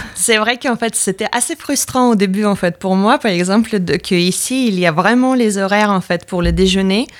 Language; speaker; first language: French; non-native, fluent; Latvian